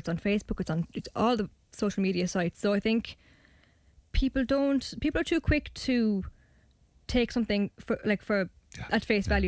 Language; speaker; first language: English; native; English